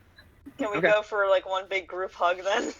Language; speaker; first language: English; native; English